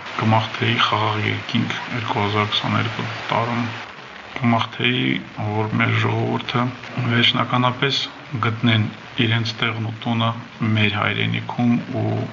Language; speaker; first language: Armenian; native; Armenian